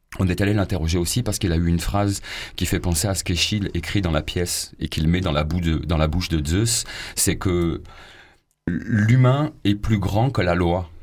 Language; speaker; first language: French; native; French